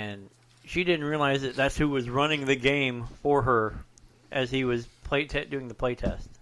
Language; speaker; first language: English; native; English